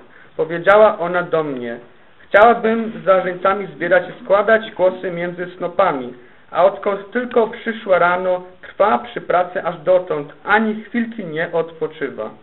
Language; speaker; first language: Polish; native; Polish